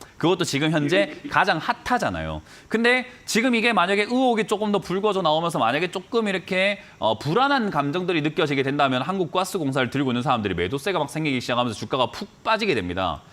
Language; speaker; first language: Korean; native; Korean